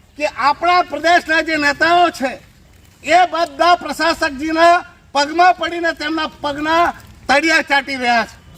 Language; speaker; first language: Gujarati; non-native, local second language; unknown